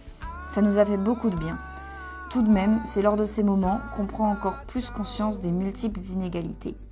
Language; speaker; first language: French; native; French